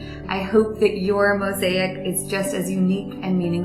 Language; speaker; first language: English; native; English